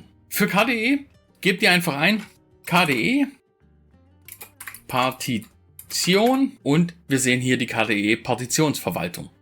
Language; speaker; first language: German; native; German